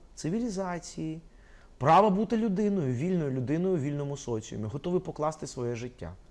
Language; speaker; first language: Ukrainian; non-native, local second language; Russian